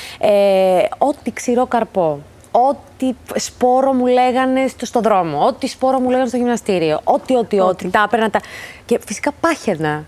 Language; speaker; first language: Greek; native; Greek